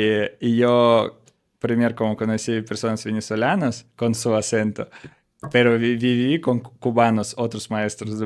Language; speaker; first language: Spanish; non-native, learner; Russian